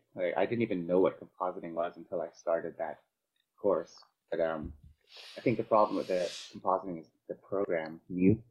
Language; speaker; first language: English; native; English